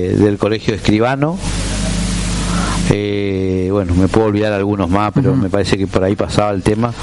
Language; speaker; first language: Spanish; native; Spanish